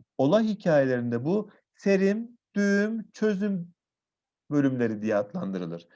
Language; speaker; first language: Turkish; native; Turkish